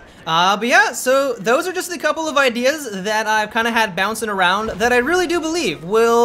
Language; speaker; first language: English; native; English